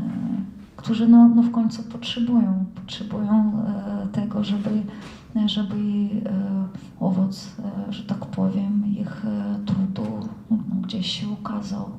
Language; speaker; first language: Polish; non-native, fluent; Russian